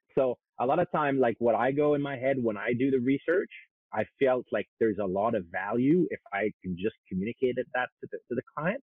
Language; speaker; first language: English; non-native, fluent; French